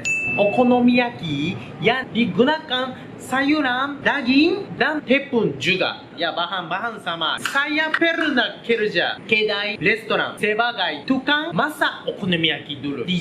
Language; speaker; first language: Indonesian; non-native, learner; Japanese